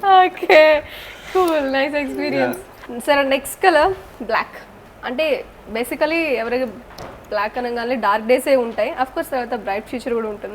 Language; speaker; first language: Telugu; native; Telugu